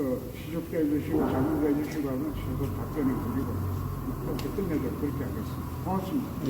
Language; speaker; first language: Korean; native; Korean